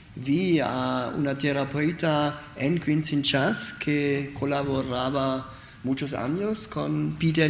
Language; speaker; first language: Spanish; non-native, learner; German